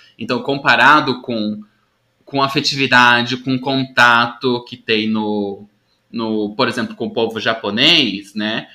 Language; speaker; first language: Portuguese; early bilingual, heritage; Portuguese